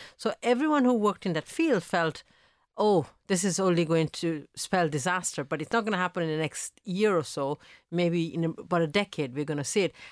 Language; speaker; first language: English; early bilingual, other home language; Italian